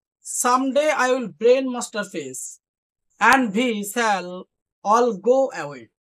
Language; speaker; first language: English; non-native, local second language; Bangla